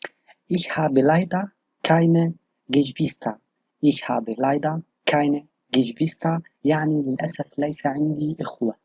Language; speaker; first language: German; non-native, fluent; Arabic